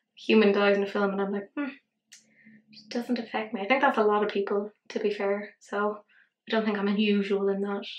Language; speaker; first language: English; native; English